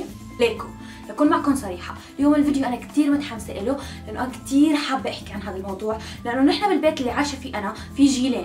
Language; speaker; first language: Arabic; native; Arabic